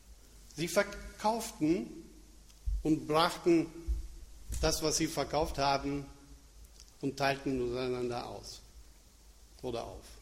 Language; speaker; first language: German; non-native, fluent; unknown